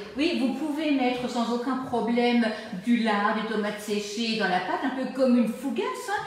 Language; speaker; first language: French; native; French